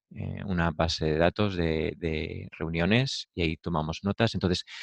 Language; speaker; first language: Spanish; native; Spanish